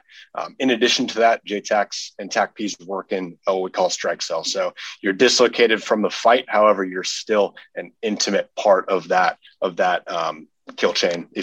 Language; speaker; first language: English; native; English